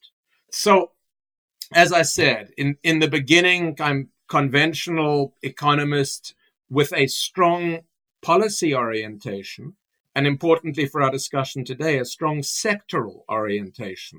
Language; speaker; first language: English; native; English